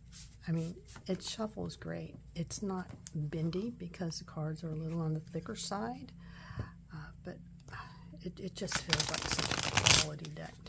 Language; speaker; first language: English; native; English